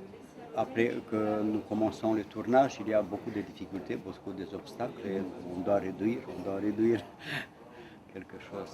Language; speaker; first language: French; non-native, fluent; Romanian